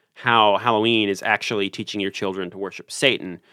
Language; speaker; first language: English; native; English